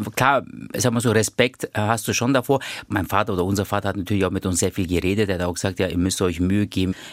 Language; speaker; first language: German; early bilingual, other home language; Turkish